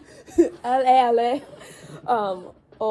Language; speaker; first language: French; non-native, learner; English